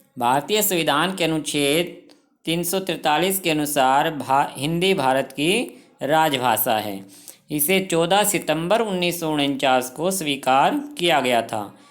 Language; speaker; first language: Hindi; native; Hindi